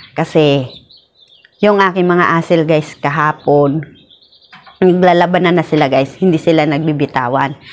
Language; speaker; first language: Filipino; non-native, local second language; Bikol